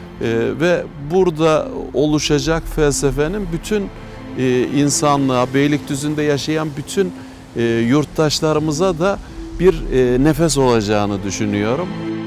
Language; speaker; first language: Turkish; native; Turkish